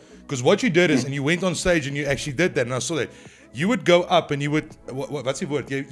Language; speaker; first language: English; non-native, local second language; Afrikaans